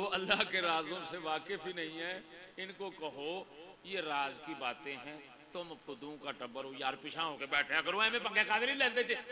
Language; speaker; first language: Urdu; non-native, local second language; Punjabi